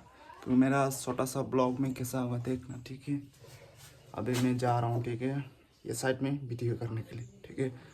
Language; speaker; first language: Hindi; non-native, local second language; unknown